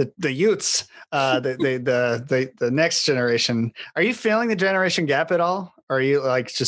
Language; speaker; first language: English; native; English